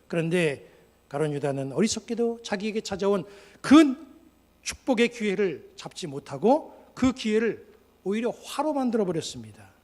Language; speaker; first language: Korean; native; Korean